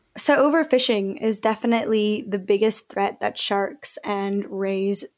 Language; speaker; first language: English; early bilingual, other home language; Spanish